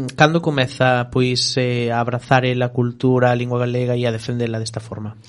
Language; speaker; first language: Galician; non-native, local second language; Spanish